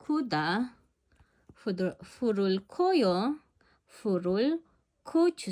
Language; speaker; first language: Korean; non-native, learner; Filipino